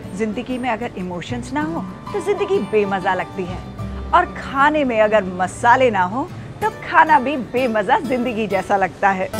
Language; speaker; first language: Hindi; native; Hindi